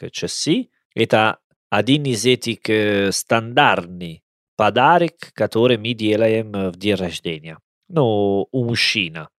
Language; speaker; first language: Russian; non-native, learner; Italian